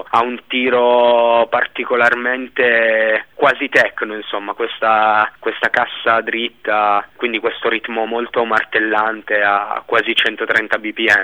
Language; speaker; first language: Italian; native; Italian